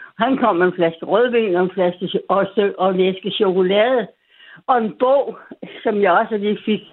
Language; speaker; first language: Danish; native; Danish